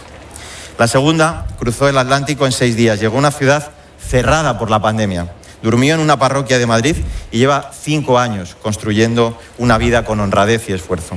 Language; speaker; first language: Spanish; native; Spanish